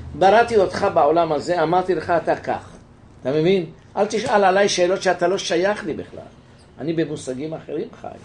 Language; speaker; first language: Hebrew; native; Hebrew